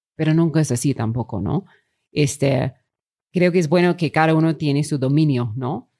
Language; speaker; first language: Spanish; non-native, fluent; English